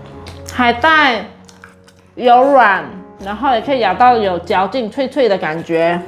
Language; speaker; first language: Chinese; native; Chinese